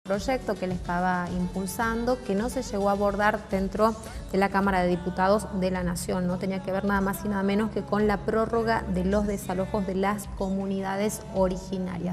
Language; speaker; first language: Spanish; native; Spanish